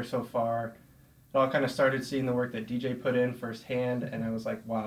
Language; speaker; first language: English; native; English